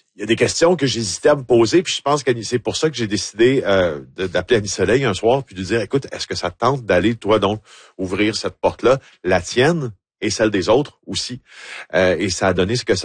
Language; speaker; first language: French; native; French